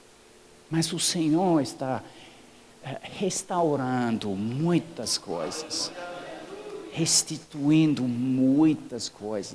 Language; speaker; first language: Portuguese; non-native, fluent; English